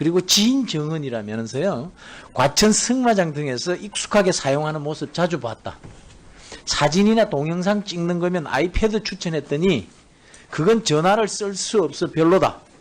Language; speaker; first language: Korean; native; Korean